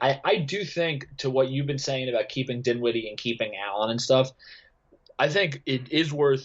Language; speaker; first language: English; native; English